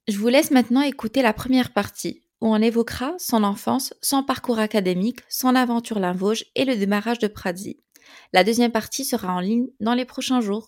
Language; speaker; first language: French; native; French